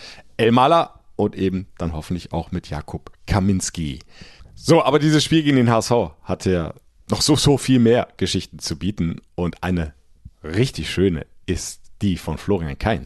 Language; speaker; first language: German; native; German